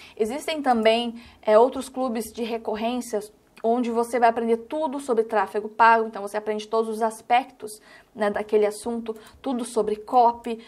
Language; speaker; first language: Portuguese; native; Portuguese